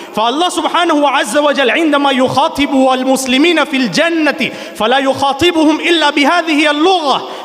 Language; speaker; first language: Arabic; non-native, fluent; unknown